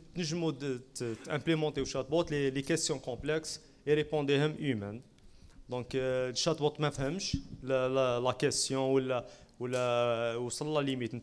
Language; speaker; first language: French; non-native, local second language; Arabic